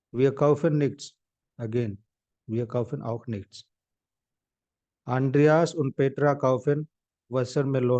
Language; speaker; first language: German; non-native, fluent; Hindi